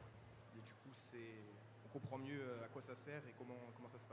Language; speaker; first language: French; native; French